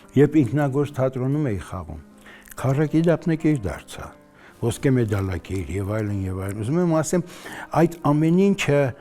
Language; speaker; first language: Armenian; native; Armenian